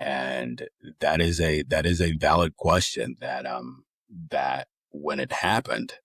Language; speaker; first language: English; native; English